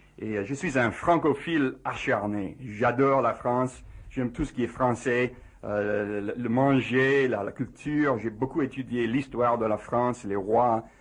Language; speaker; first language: French; non-native, fluent; English